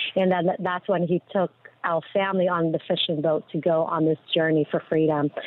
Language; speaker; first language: English; early bilingual, other home language; Vietnamese